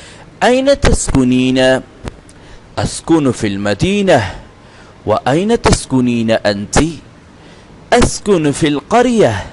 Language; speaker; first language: Arabic; non-native, fluent; Urdu